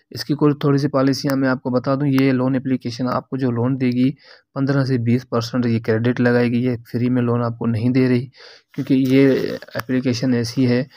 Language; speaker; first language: Urdu; native; Urdu